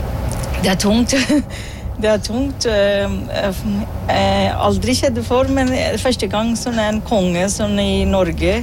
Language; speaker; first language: Norwegian; non-native, learner; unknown